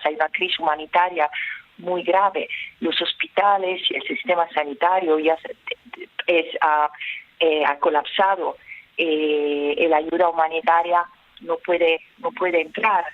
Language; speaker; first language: Spanish; non-native, fluent; Italian